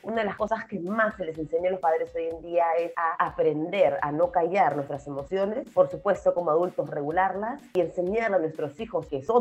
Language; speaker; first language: Spanish; native; Spanish